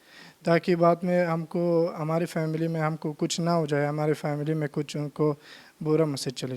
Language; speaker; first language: Hindi; non-native, learner; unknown